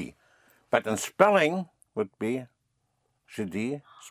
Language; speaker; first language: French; non-native, fluent; English